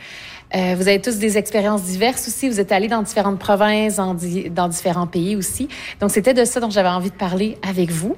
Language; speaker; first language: French; native; French